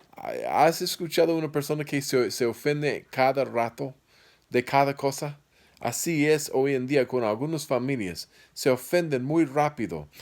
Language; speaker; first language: Spanish; non-native, fluent; English